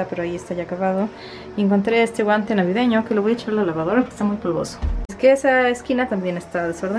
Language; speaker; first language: Spanish; native; Spanish